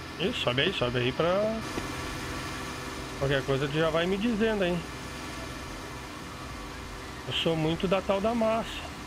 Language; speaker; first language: Portuguese; native; Portuguese